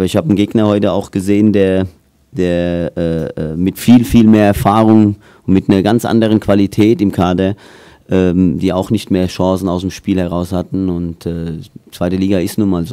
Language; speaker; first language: German; native; German